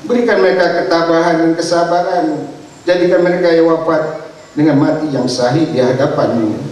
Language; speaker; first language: Indonesian; native; Indonesian